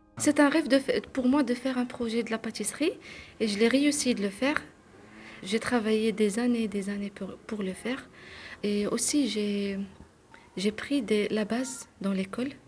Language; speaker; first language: French; non-native, local second language; Arabic